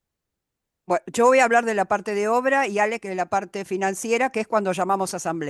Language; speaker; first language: Spanish; native; Spanish